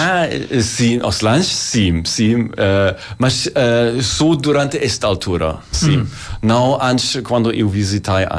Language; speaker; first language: Portuguese; non-native, learner; German